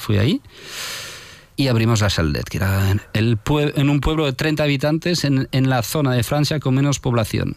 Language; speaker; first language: Spanish; non-native, fluent; French